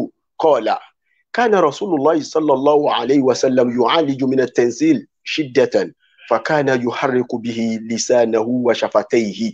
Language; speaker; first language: Arabic; non-native, fluent; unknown